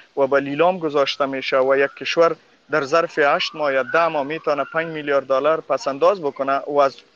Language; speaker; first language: Persian; non-native, local second language; Pashto